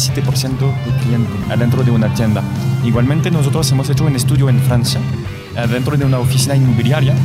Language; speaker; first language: Spanish; non-native, fluent; French